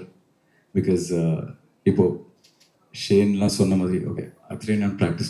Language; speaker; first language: Malayalam; non-native, learner; Tamil